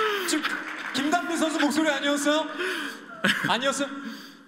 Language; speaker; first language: Korean; native; Korean